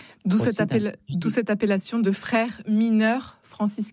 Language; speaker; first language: French; native; French